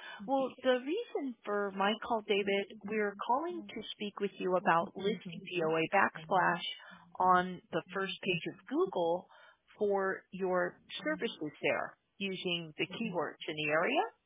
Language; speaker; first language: English; native; English